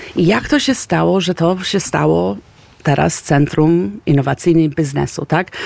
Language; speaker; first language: Polish; early bilingual, heritage; Polish